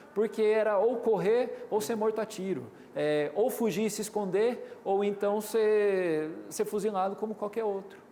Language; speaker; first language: Portuguese; native; Portuguese